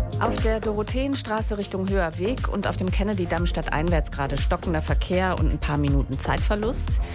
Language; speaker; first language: German; native; German